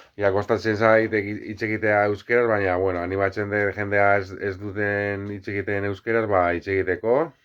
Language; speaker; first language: Basque; non-native, local second language; Spanish